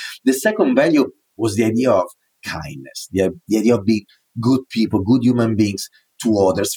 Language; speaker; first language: English; non-native, fluent; Italian